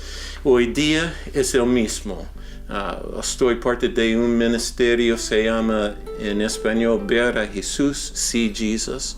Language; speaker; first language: Spanish; non-native, fluent; English